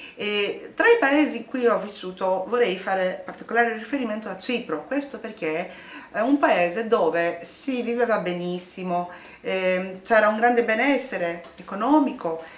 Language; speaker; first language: Italian; non-native, fluent; Greek